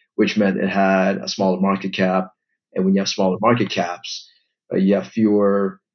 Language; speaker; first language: English; native; English